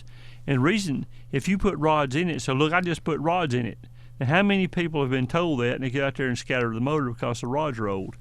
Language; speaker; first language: English; native; English